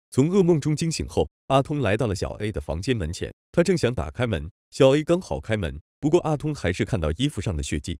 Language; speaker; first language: Chinese; native; Chinese